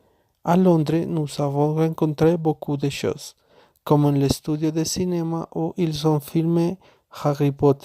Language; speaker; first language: French; non-native, learner; Spanish